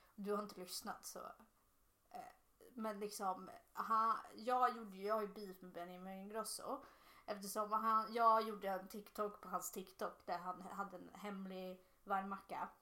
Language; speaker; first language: Swedish; native; Swedish